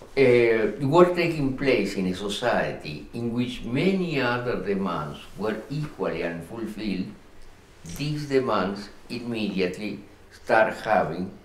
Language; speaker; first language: English; non-native, fluent; Spanish